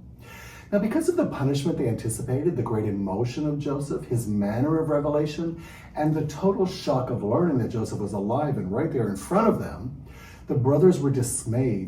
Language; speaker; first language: English; native; English